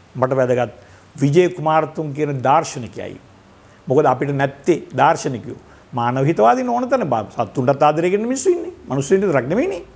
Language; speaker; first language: Sinhala; native; Sinhala